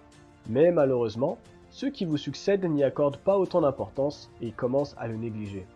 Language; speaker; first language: French; native; French